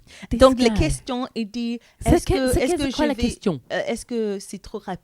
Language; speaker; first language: French; non-native, learner; English